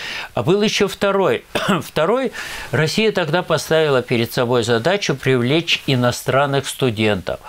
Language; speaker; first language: Russian; native; Russian